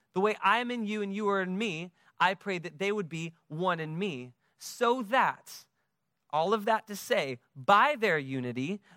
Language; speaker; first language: English; native; English